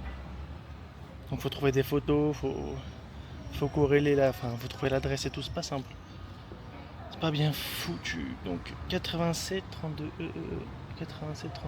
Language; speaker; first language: French; native; French